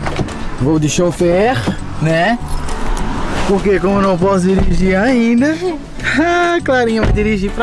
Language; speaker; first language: Portuguese; native; Portuguese